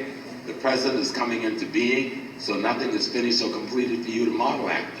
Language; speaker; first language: English; native; English